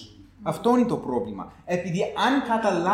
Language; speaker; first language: Greek; non-native, fluent; English